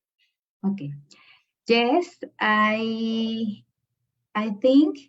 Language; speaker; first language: English; non-native, learner; Spanish